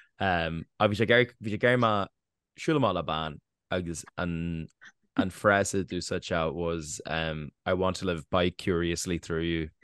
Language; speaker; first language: Irish; native; Irish